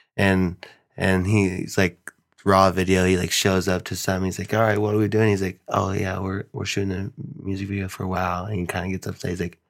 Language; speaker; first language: English; early bilingual, other home language; Filipino